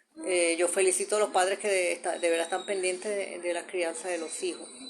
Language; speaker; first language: Spanish; native; Spanish